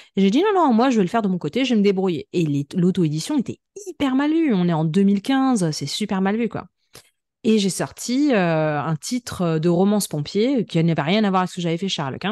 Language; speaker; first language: French; native; French